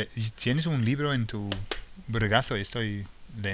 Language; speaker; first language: Spanish; non-native, fluent; English